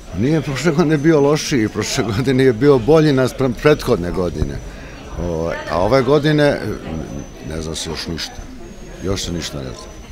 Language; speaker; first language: Serbian; native; Serbian